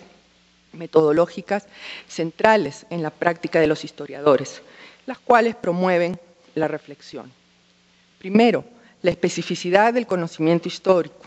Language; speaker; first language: Spanish; native; Spanish